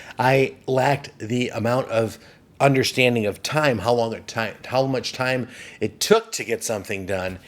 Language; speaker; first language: English; native; English